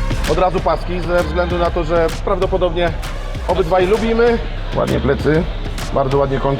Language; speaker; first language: Polish; native; Polish